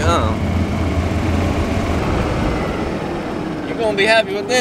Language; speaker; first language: English; native; English